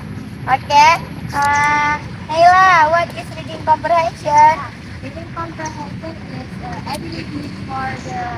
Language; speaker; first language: English; non-native, learner; Indonesian